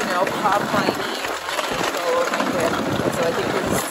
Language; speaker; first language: English; non-native, local second language; Filipino